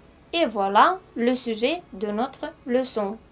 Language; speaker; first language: French; non-native, fluent; Romanian